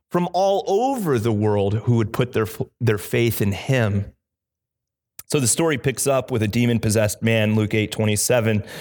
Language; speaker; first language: English; native; English